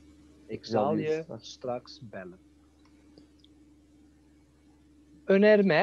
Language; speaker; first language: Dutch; non-native, fluent; Turkish